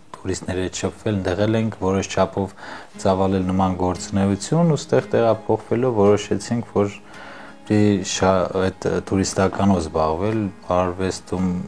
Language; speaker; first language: Armenian; native; Armenian